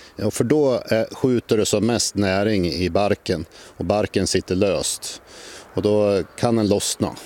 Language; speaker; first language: Swedish; native; Swedish